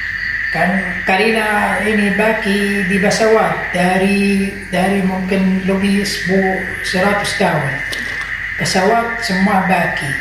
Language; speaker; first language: Indonesian; non-native, learner; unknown